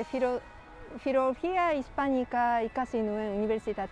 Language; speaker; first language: Basque; non-native, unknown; Japanese